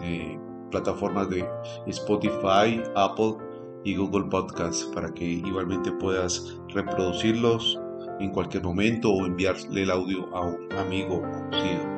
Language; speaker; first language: Spanish; native; Spanish